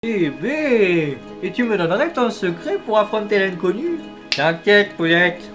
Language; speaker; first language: French; native; French